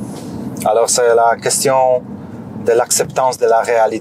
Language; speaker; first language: French; non-native, learner; Polish